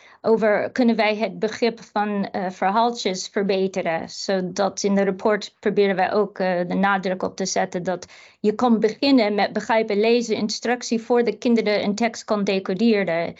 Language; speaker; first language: Dutch; non-native, fluent; English